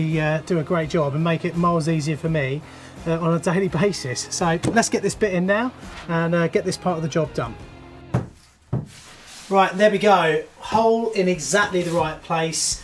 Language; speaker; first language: English; native; English